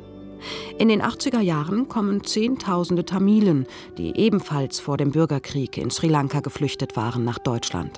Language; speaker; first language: German; native; German